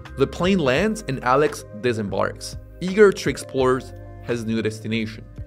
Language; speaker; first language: English; non-native, fluent; French